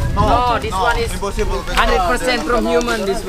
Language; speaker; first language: English; non-native, learner; Indonesian